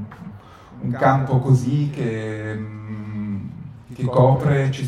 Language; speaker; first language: Italian; native; Italian